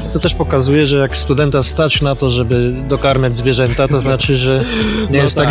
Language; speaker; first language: Polish; native; Polish